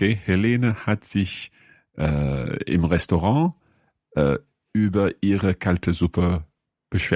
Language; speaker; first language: German; non-native, learner; English